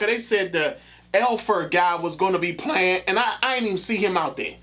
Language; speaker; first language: English; native; English